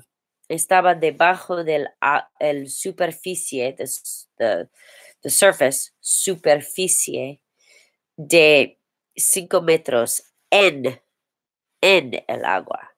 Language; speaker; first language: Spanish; non-native, learner; English